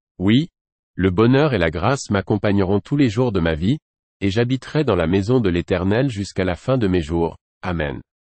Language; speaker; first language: French; non-native, local second language; Haitian Creole